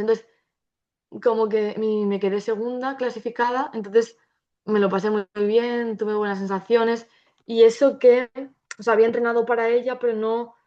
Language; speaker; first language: Spanish; native; Spanish